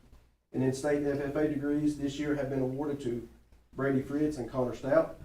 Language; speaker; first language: English; native; English